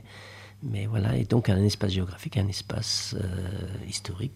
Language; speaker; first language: French; native; French